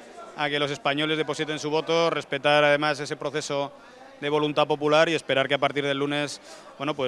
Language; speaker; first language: Spanish; native; Spanish